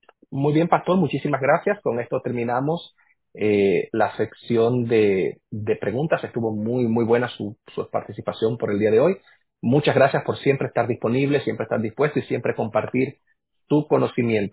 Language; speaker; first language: Spanish; native; Spanish